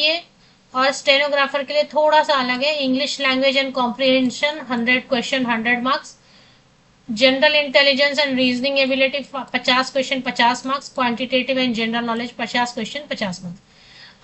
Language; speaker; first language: Hindi; native; Hindi